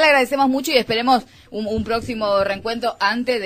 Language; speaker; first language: Spanish; native; Spanish